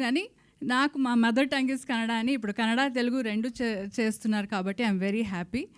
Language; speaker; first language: Telugu; non-native, local second language; Kannada